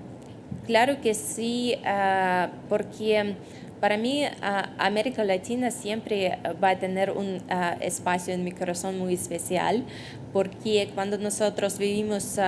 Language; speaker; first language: Spanish; non-native, fluent; Russian